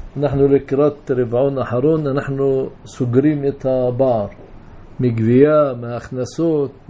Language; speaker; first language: Hebrew; non-native, local second language; Arabic